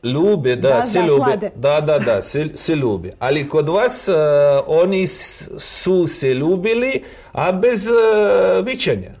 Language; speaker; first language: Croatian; non-native, fluent; Russian